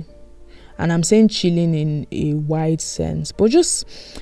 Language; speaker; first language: English; non-native, local second language; Yoruba